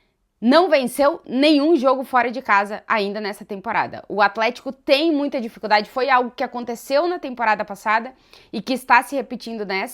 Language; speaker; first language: Portuguese; native; Portuguese